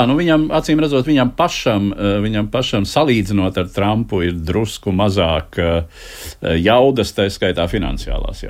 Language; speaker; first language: Latvian; native; Latvian